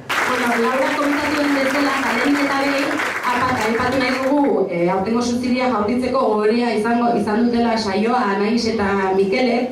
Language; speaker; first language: Basque; native; Basque